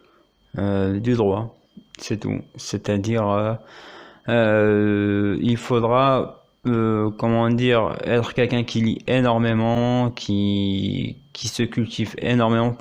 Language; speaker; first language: French; non-native, local second language; Arabic